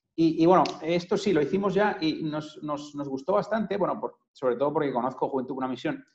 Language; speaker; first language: Spanish; native; Spanish